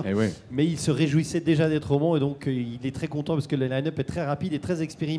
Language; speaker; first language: French; native; French